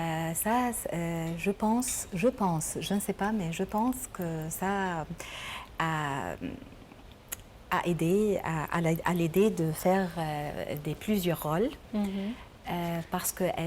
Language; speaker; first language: French; non-native, learner; Arabic